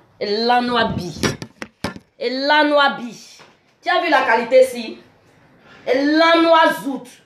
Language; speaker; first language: French; native; French